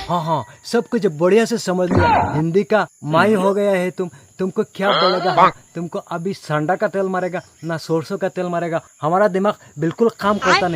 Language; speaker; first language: Hindi; non-native, local second language; Sylheti